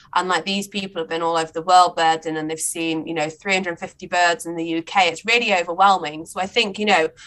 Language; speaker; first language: English; native; English